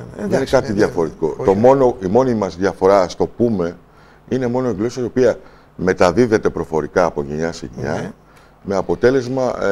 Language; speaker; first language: Greek; native; Greek